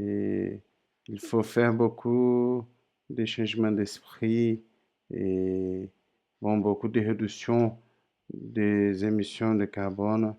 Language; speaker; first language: French; non-native, learner; Portuguese